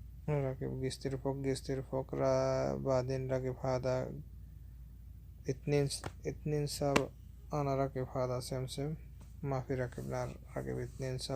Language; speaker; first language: Arabic; non-native, learner; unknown